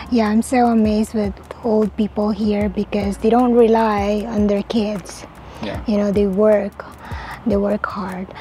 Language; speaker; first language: English; non-native, local second language; Cebuano